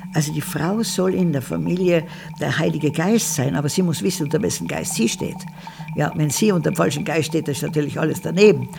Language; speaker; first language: German; native; German